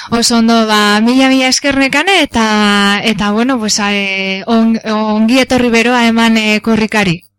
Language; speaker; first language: Basque; non-native, local second language; Spanish